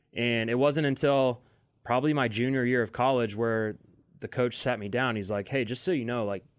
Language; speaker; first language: English; native; English